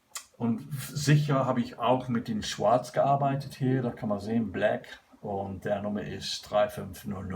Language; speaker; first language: German; non-native, learner; English